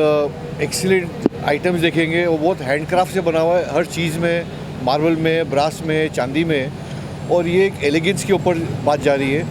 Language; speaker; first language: Hindi; native; Hindi